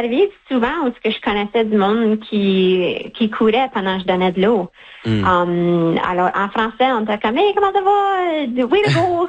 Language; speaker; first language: French; native; French